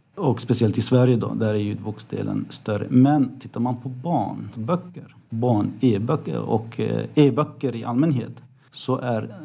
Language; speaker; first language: Swedish; early bilingual, other home language; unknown